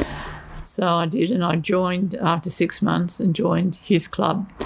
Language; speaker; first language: English; native; English